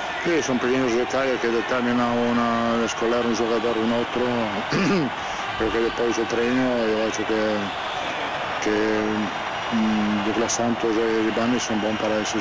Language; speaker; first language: Portuguese; non-native, fluent; Italian